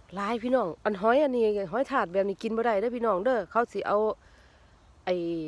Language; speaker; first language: Thai; native; Thai